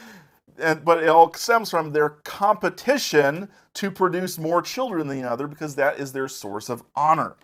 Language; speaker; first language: English; native; English